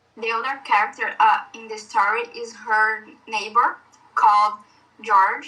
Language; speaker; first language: English; non-native, learner; Portuguese